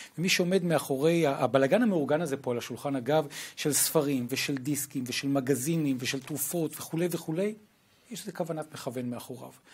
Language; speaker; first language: Hebrew; native; Hebrew